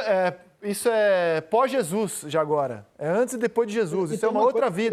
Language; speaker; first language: Portuguese; native; Portuguese